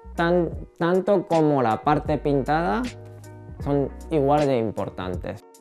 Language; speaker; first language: Spanish; non-native, fluent; Japanese